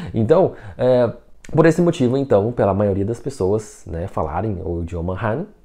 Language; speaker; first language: Portuguese; non-native, fluent; Chinese